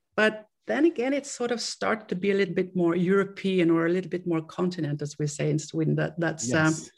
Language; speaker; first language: English; non-native, fluent; Swedish